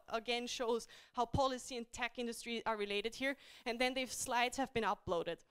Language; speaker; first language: English; non-native, fluent; German